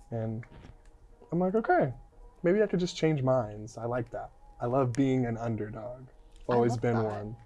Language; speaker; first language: English; native; English